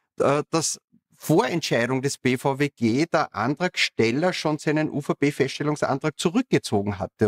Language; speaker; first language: German; native; German